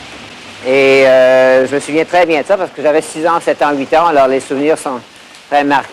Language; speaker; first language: French; native; French